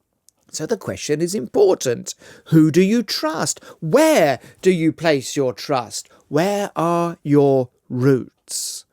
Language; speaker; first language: English; native; English